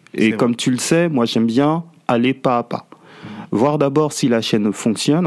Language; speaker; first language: French; native; French